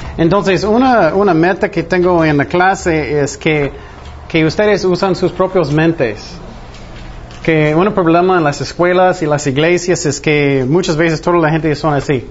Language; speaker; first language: Spanish; non-native, fluent; English